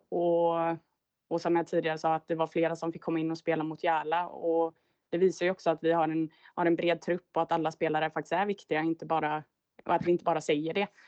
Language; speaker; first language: Swedish; native; Swedish